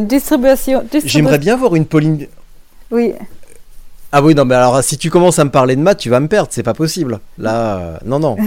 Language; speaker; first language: French; native; French